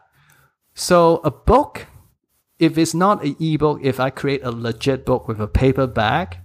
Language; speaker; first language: English; non-native, local second language; Cantonese